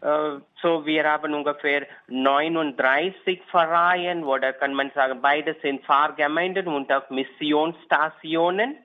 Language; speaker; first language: German; non-native, learner; Tamil